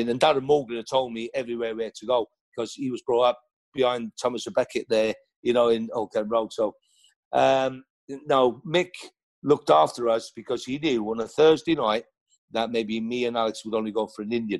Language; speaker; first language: English; non-native, local second language; Welsh